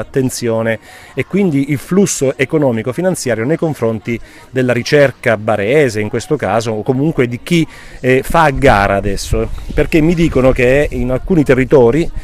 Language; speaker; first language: Italian; native; Italian